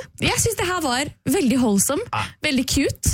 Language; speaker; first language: Norwegian; native; Norwegian